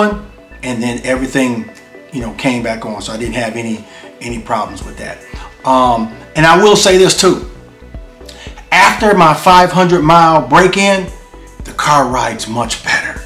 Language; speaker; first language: English; native; English